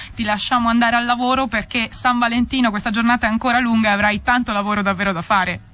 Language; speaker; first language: Italian; native; Italian